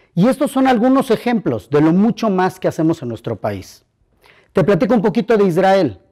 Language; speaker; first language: Spanish; native; Spanish